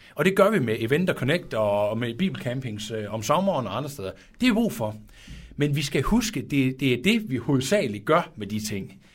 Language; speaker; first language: Danish; native; Danish